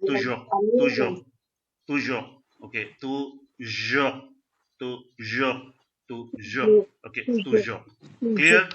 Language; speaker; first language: French; non-native, fluent; Urdu